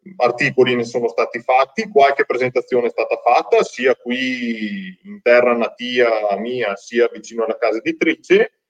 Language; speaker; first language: Italian; native; Italian